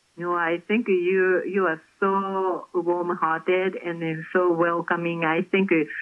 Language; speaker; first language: English; non-native, fluent; Japanese